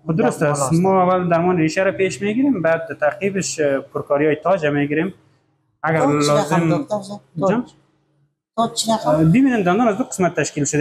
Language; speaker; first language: Persian; native; Persian